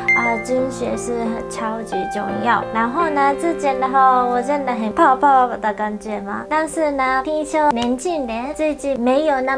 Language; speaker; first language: Chinese; non-native, learner; Japanese